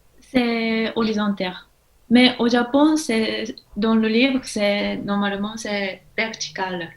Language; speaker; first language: French; non-native, learner; Japanese